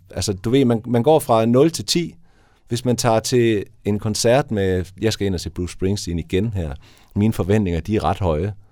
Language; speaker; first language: Danish; native; Danish